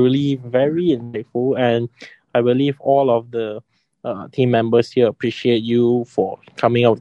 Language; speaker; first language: English; non-native, local second language; Chinese